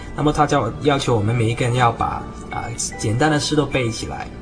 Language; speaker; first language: Chinese; non-native, local second language; Cantonese